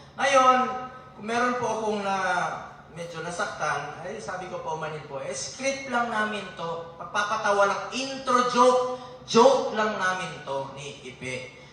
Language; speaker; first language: Filipino; native; Filipino